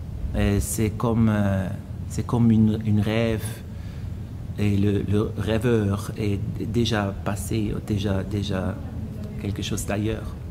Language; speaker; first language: French; non-native, fluent; German